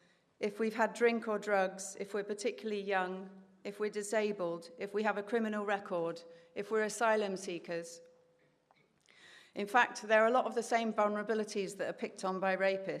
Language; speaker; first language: English; native; English